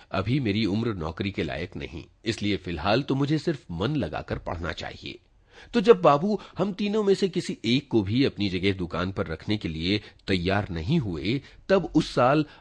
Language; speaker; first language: Hindi; native; Hindi